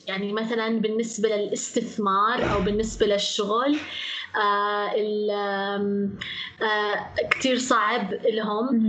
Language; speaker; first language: Arabic; native; Arabic